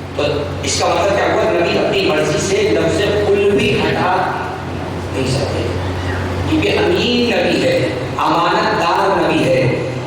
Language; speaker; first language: Urdu; native; Urdu